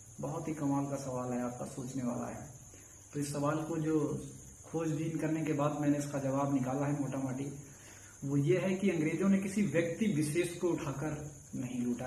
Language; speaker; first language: Hindi; native; Hindi